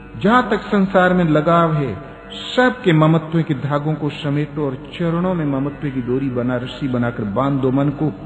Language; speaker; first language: Hindi; native; Hindi